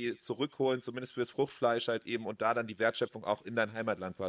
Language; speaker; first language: German; native; German